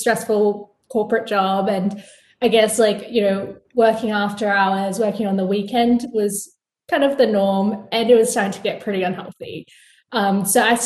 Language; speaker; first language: English; native; English